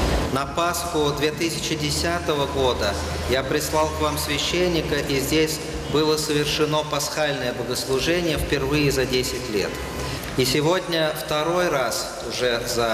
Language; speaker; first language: Russian; native; Russian